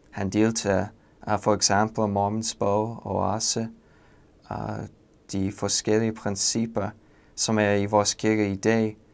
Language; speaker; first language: Danish; non-native, learner; English